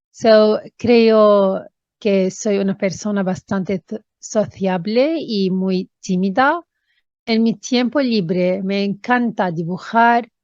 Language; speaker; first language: Spanish; non-native, fluent; English